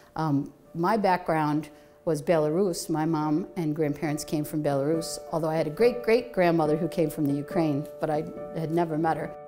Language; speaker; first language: English; native; English